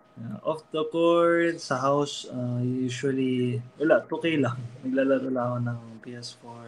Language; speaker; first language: Filipino; early bilingual, heritage; Filipino